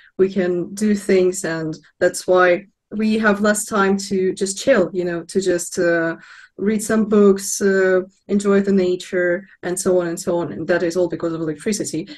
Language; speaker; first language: English; non-native, fluent; Russian